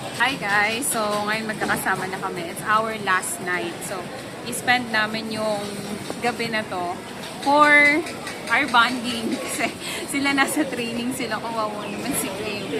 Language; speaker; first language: Filipino; native; Filipino